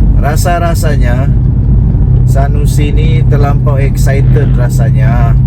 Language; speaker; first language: Malay; non-native, local second language; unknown